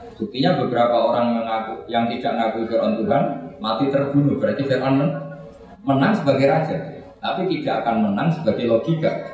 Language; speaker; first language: Indonesian; native; Indonesian